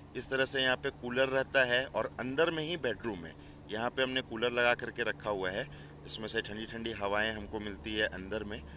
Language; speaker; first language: Hindi; non-native, local second language; Odia